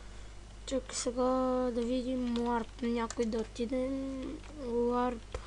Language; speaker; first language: Bulgarian; native; Bulgarian